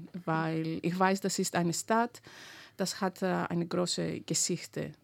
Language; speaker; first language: German; non-native, fluent; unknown